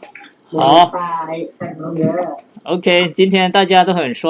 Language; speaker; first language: Chinese; non-native, fluent; Lao